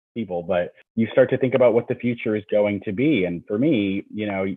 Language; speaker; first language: English; native; English